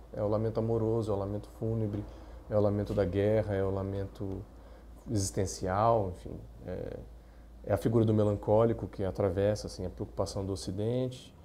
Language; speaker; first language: Portuguese; native; Portuguese